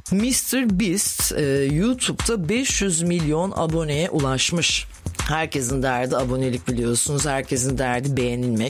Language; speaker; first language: Turkish; native; Turkish